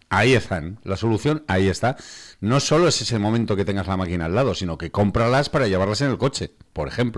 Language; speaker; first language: Spanish; native; Spanish